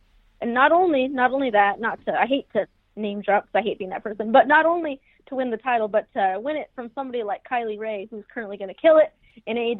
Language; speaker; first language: English; native; English